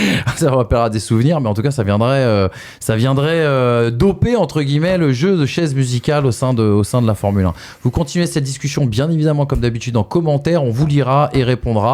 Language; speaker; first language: French; native; French